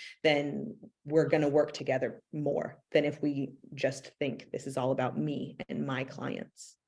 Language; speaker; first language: English; native; English